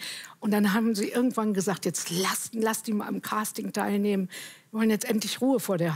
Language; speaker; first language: German; native; German